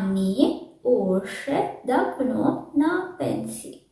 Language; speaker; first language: Russian; non-native, learner; Sinhala